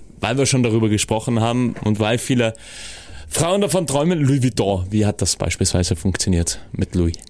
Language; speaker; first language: German; native; German